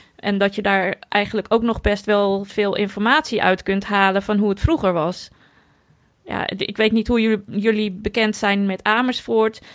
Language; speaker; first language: Dutch; native; Dutch